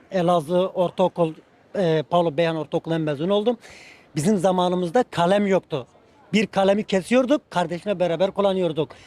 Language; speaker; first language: Turkish; native; Turkish